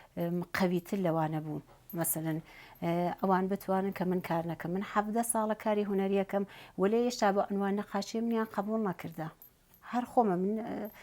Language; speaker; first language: Central Kurdish; native; Central Kurdish